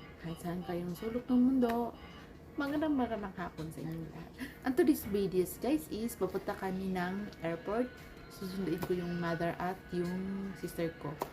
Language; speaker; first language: Filipino; native; Filipino